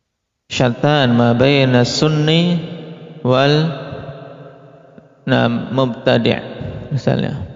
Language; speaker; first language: Arabic; non-native, fluent; Indonesian